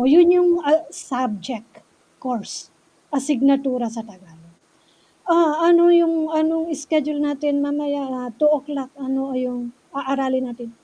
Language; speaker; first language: Filipino; native; Filipino